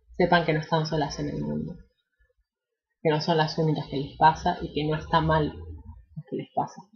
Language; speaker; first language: Spanish; native; Spanish